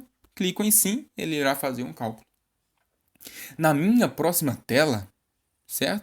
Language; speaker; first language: Portuguese; native; Portuguese